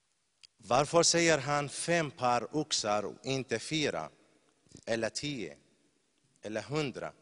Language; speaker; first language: Swedish; non-native, fluent; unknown